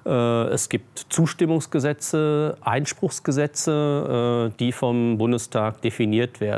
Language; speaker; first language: German; native; German